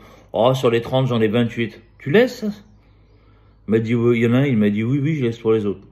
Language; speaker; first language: French; native; French